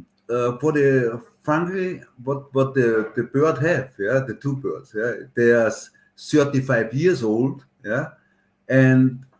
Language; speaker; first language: English; non-native, learner; German